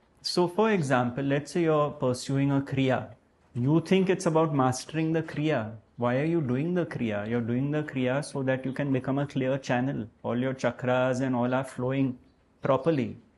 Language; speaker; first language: Hindi; non-native, learner; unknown